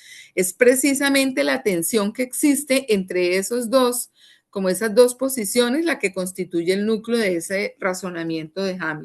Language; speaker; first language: Spanish; native; Spanish